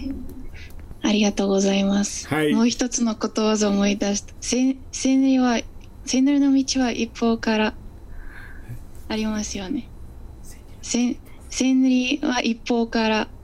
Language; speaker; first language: Japanese; non-native, fluent; Bulgarian